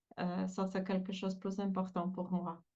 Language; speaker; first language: French; non-native, fluent; Polish